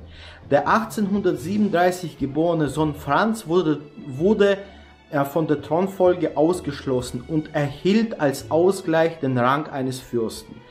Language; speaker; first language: German; native; German